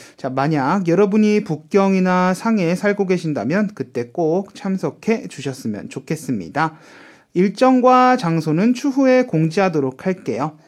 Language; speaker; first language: Korean; native; Korean